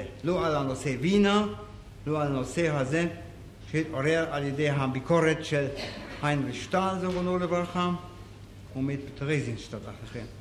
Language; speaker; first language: Hebrew; non-native, fluent; German